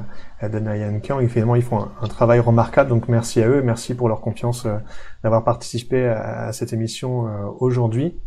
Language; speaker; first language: French; native; French